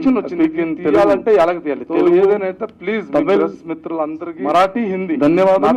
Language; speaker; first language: Telugu; non-native, learner; Marathi